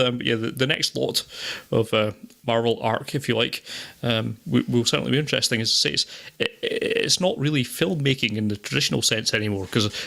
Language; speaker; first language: English; native; English